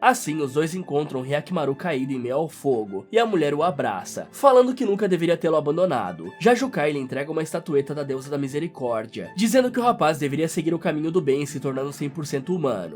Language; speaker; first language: Portuguese; native; Portuguese